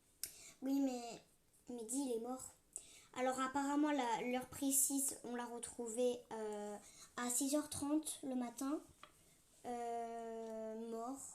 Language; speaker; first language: French; native; French